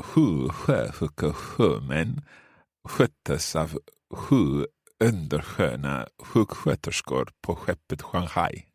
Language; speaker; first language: Swedish; non-native, learner; English